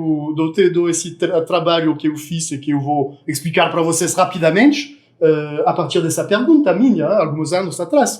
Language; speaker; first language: Portuguese; non-native, fluent; French